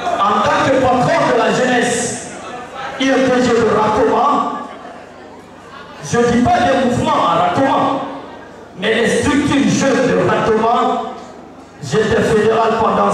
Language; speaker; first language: French; non-native, local second language; Fula